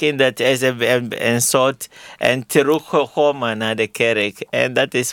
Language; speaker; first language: Dutch; non-native, learner; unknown